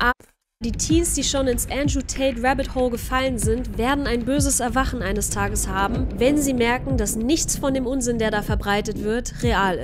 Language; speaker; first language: German; native; German